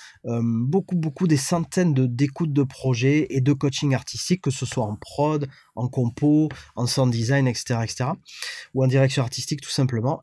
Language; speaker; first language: French; native; French